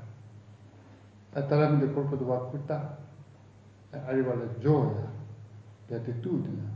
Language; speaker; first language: Italian; non-native, fluent; Tibetan